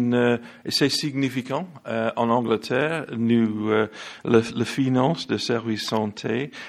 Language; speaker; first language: French; non-native, learner; English